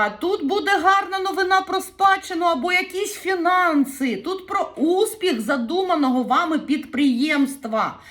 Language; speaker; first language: Ukrainian; native; Ukrainian